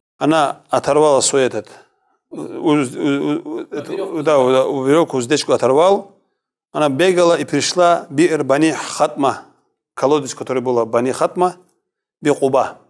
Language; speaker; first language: Russian; non-native, local second language; Kumyk